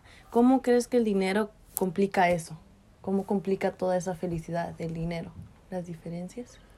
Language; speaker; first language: Spanish; early bilingual, heritage; Spanish